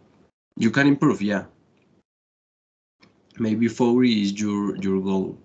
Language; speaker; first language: English; non-native, fluent; Spanish